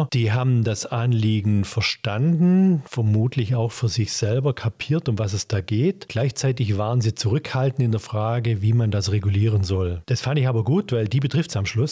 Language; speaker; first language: German; native; German